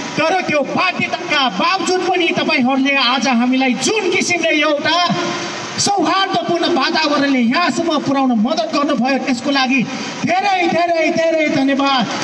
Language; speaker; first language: Nepali; non-native, local second language; Newari